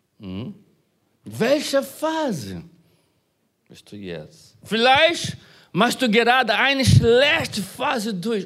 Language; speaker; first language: German; non-native, fluent; Portuguese